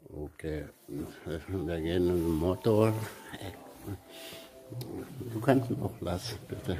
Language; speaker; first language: German; non-native, learner; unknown